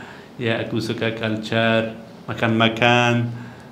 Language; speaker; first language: Indonesian; non-native, learner; Persian